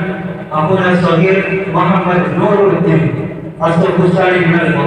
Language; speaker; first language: Arabic; non-native, learner; Bangla